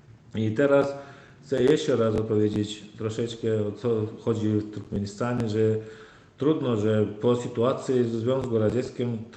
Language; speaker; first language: Polish; non-native, learner; Turkmen